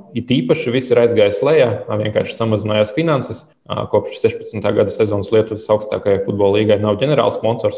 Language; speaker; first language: Latvian; early bilingual, other home language; Lithuanian